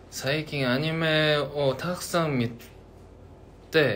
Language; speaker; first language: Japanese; non-native, learner; Korean